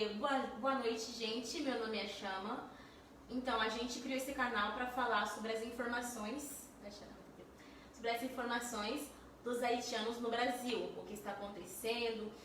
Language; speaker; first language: Portuguese; non-native, fluent; Haitian Creole